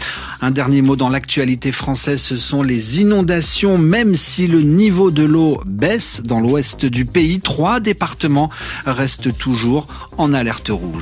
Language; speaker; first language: French; native; French